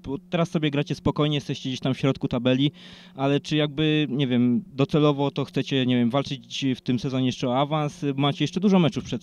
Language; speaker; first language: Polish; native; Polish